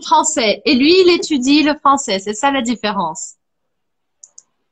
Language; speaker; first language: French; non-native, fluent; Portuguese